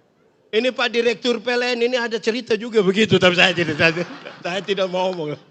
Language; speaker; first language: Malay; native; Malay